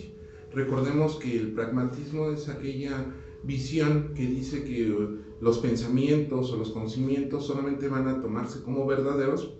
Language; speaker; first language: Spanish; native; Spanish